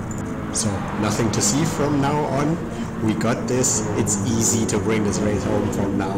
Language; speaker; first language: English; non-native, fluent; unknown